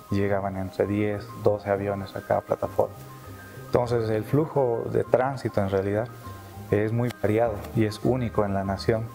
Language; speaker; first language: Spanish; native; Spanish